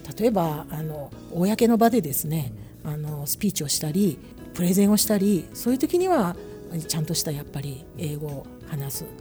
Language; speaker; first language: Japanese; native; Japanese